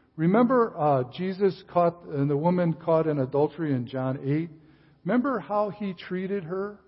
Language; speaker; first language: English; native; English